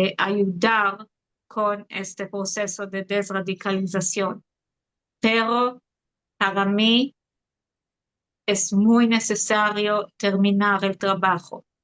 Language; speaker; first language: Spanish; non-native, fluent; Hebrew